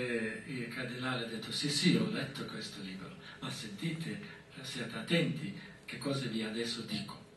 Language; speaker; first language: Italian; non-native, fluent; German